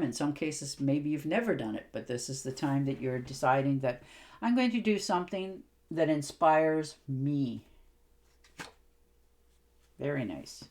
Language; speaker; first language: English; native; English